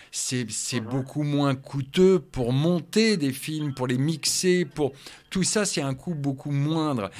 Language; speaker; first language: French; native; French